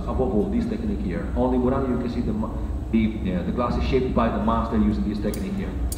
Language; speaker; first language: English; non-native, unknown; Italian